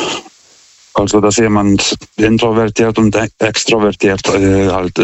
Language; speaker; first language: German; non-native, fluent; Lithuanian